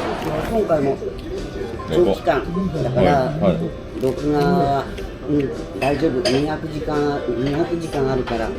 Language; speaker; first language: Japanese; native; Japanese